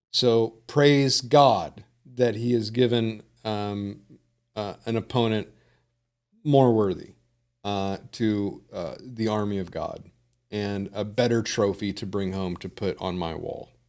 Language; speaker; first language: English; native; English